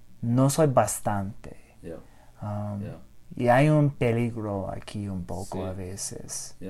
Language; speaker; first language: Spanish; non-native, learner; English